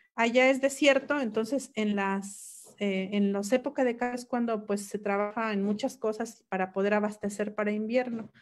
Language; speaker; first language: Spanish; non-native, local second language; Mixtepec Mixtec